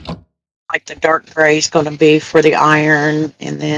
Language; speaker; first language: English; native; English